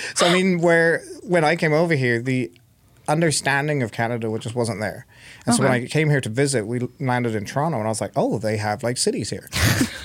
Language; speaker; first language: English; native; English